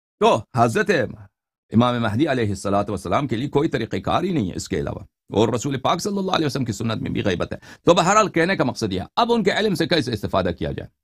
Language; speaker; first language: Urdu; non-native, fluent; Persian